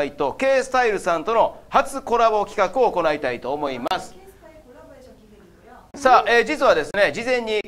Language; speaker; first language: Japanese; native; Japanese